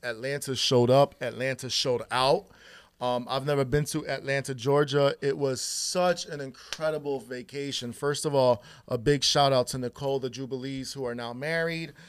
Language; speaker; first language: English; early bilingual, other home language; Spanish